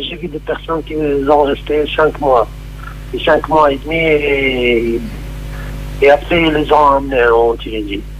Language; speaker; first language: French; non-native, local second language; Arabic